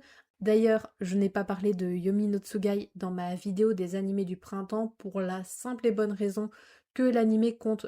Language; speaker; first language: French; native; French